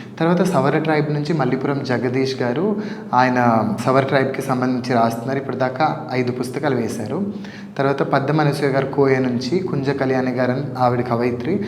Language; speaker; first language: Telugu; non-native, local second language; Lambadi